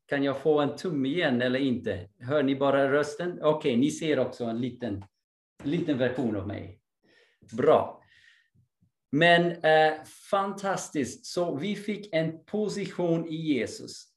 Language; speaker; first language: Swedish; non-native, fluent; English